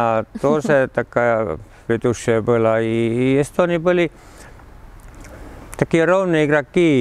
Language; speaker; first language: Russian; non-native, learner; Estonian